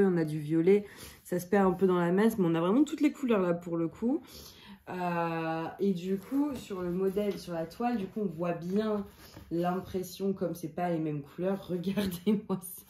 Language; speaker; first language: French; native; French